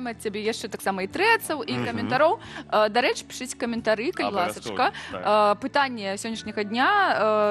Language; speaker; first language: Belarusian; native; Belarusian